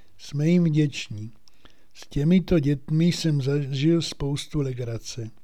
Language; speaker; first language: Czech; native; Czech